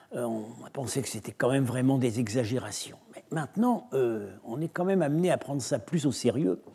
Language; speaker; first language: French; native; French